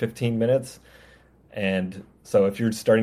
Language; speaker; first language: English; native; English